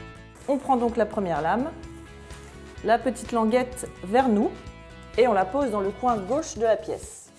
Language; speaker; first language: French; native; French